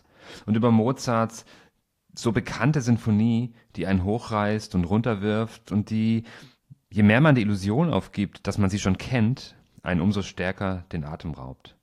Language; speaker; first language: German; native; German